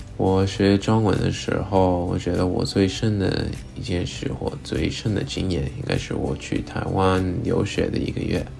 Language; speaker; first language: Chinese; non-native, fluent; English